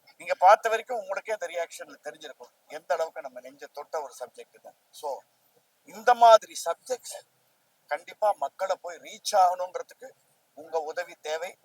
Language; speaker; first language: Tamil; native; Tamil